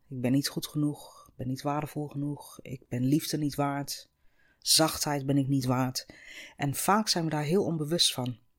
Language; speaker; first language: Dutch; non-native, fluent; English